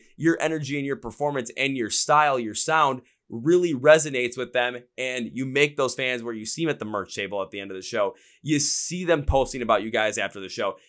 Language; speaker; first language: English; native; English